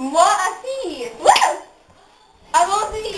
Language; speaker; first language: French; non-native, learner; English